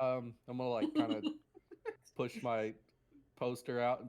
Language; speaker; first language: English; native; English